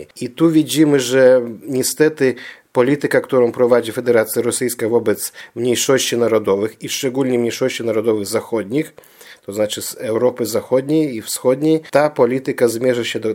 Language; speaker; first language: Polish; early bilingual, heritage; Polish